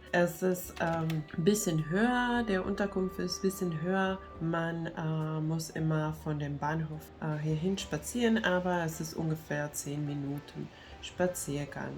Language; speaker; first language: German; non-native, fluent; Finnish